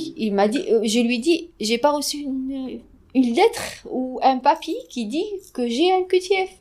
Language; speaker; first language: French; non-native, fluent; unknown